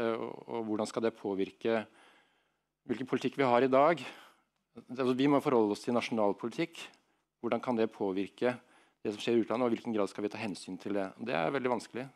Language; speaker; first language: Norwegian; native; Norwegian